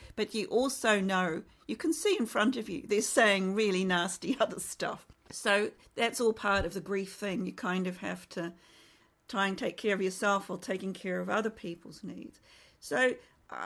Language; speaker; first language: English; native; English